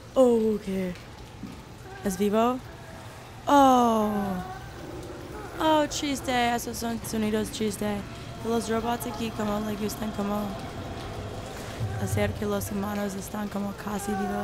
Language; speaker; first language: Spanish; non-native, learner; English